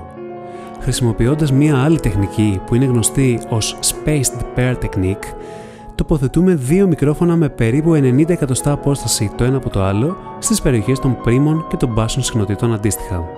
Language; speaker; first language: Greek; native; Greek